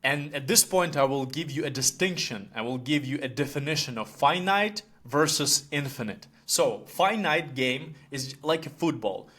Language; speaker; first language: English; non-native, fluent; Ukrainian